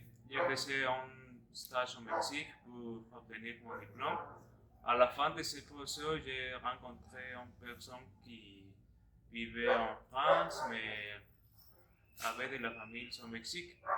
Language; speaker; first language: French; non-native, learner; Spanish